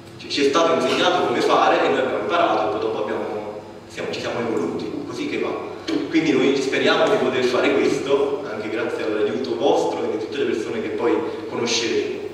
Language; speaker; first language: Italian; native; Italian